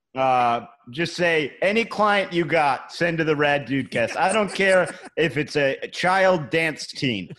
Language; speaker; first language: English; native; English